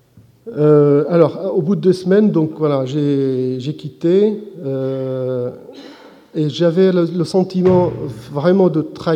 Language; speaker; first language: French; non-native, fluent; Arabic